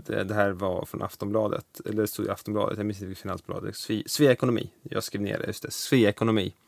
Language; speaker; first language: Swedish; early bilingual, other home language; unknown